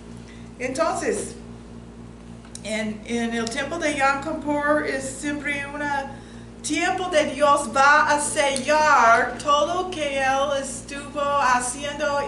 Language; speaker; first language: Spanish; non-native, fluent; English